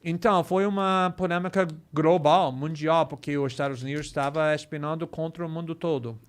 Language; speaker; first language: Portuguese; non-native, fluent; English